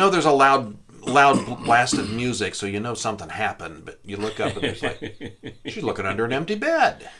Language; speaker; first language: English; native; English